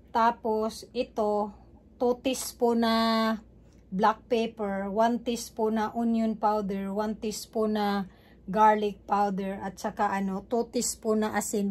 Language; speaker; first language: Filipino; non-native, local second language; Cebuano